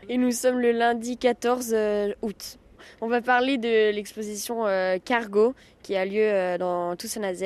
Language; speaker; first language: French; native; French